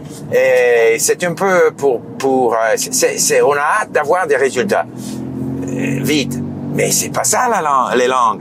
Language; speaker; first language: French; non-native, fluent; English